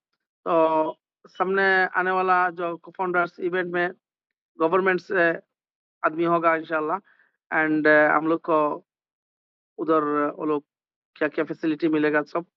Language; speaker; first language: Hindi; non-native, learner; Bangla